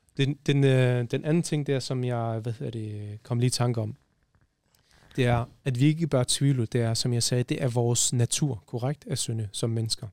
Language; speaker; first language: Danish; early bilingual, other home language; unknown